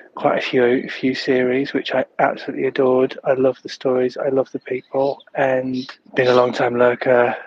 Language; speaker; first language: English; native; English